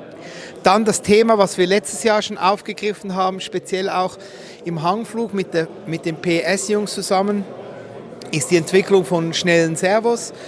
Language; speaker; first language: German; native; German